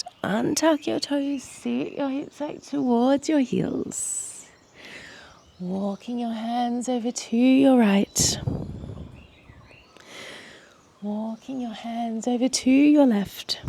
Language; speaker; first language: English; native; English